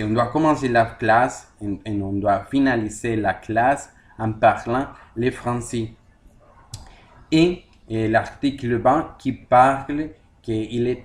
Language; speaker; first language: French; non-native, learner; Spanish